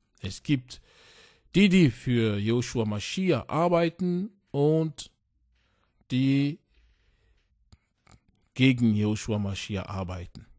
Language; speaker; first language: German; non-native, fluent; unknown